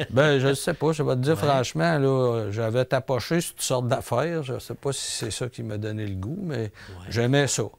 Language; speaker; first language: French; native; French